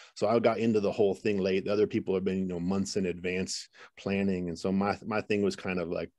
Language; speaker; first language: English; native; English